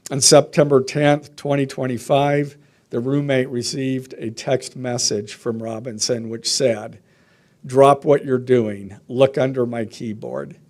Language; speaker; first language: English; native; English